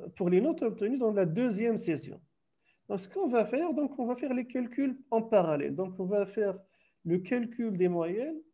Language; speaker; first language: French; non-native, local second language; Arabic